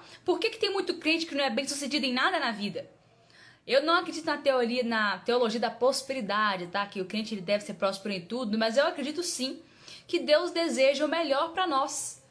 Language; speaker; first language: Portuguese; native; Portuguese